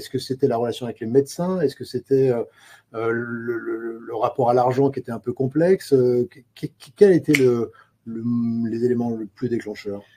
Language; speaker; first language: French; native; French